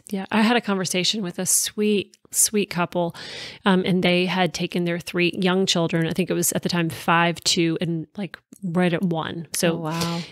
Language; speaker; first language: English; native; English